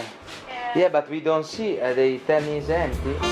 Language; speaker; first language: English; non-native, learner; Italian